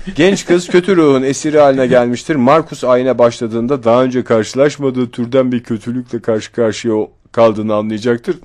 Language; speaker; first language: Turkish; native; Turkish